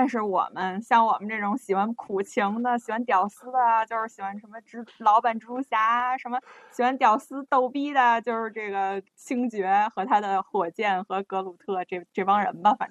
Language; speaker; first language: Chinese; native; Chinese